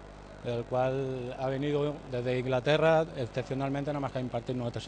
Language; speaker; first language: Spanish; native; Spanish